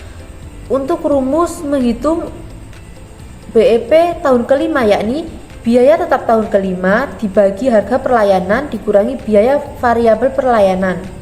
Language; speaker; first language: Indonesian; native; Indonesian